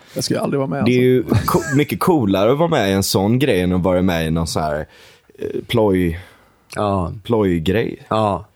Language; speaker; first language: Swedish; native; Swedish